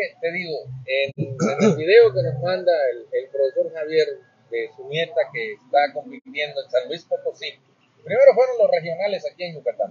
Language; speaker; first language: Spanish; native; Spanish